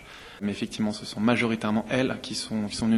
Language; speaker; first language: French; native; French